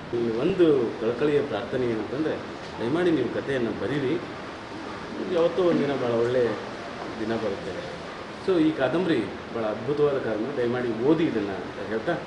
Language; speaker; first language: Kannada; native; Kannada